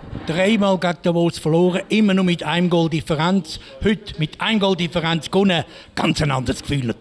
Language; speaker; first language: German; native; German